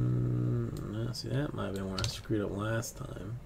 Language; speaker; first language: English; native; English